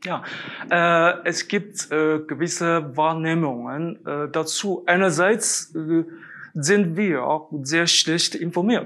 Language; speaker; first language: German; non-native, fluent; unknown